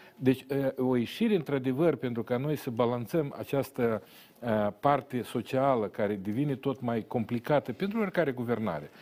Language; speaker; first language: Romanian; native; Romanian